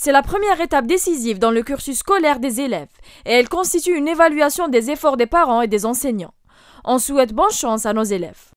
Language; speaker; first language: French; non-native, local second language; Arabic